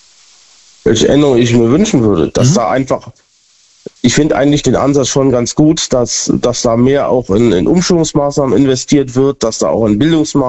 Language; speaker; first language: German; native; German